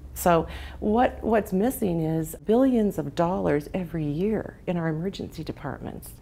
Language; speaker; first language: English; native; English